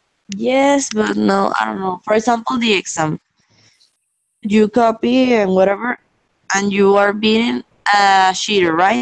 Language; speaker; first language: English; non-native, learner; Spanish